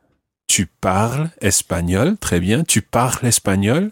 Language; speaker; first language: French; non-native, fluent; English